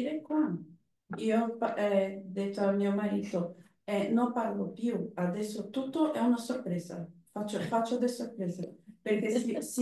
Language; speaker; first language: Italian; non-native, learner; Portuguese